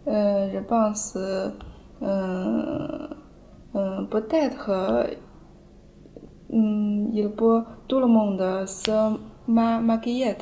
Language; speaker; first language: French; non-native, learner; Chinese